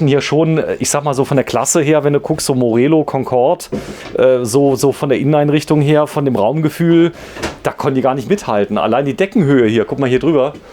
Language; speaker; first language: German; native; German